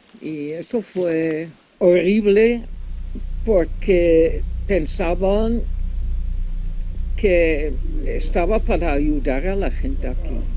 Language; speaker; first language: Spanish; non-native, fluent; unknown